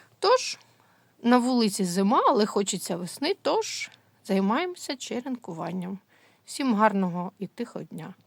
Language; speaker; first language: Ukrainian; non-native, local second language; Russian